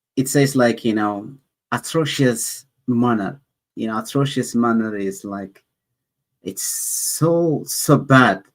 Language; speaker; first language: English; non-native, learner; Amharic